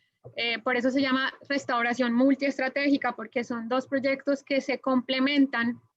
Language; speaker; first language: Spanish; native; Spanish